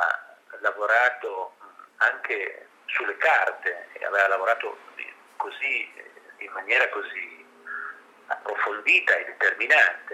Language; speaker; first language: Italian; native; Italian